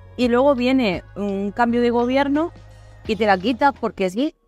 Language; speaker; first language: Spanish; native; Spanish